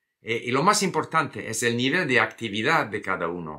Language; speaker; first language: Spanish; non-native, fluent; English